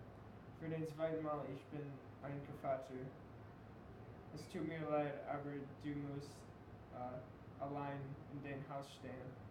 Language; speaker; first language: German; non-native, learner; English